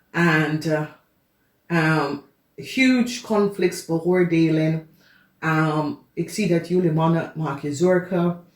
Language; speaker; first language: Dutch; non-native, fluent; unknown